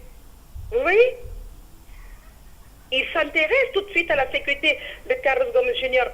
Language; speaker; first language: French; non-native, fluent; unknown